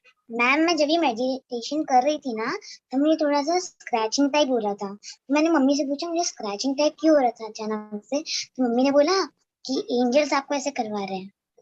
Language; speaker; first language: Hindi; native; Hindi